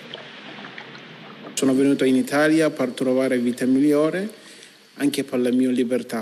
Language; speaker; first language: Italian; non-native, learner; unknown